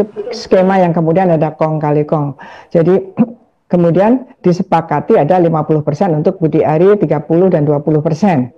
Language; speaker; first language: Indonesian; native; Indonesian